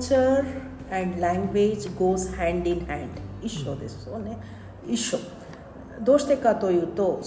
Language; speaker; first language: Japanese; non-native, fluent; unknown